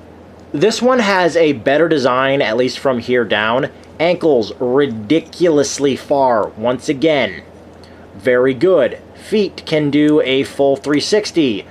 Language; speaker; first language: English; native; English